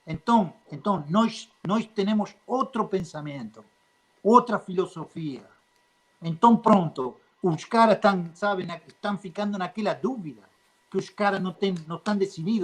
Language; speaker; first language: Portuguese; non-native, fluent; Spanish